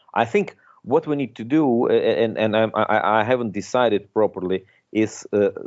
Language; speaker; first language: English; non-native, fluent; Russian